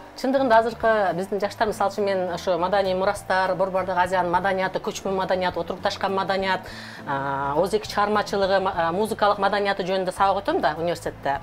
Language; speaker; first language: Kyrgyz; native; Kyrgyz